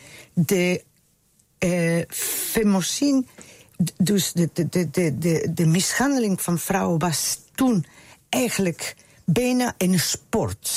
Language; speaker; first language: Dutch; non-native, fluent; Spanish